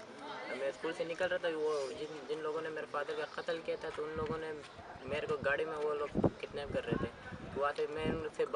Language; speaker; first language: Hindi; non-native, fluent; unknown